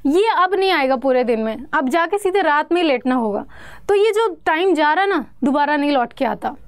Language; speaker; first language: Hindi; native; Hindi